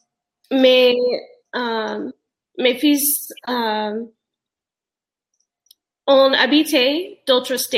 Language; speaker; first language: French; non-native, learner; English